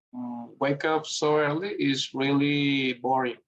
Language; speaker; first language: English; non-native, learner; Spanish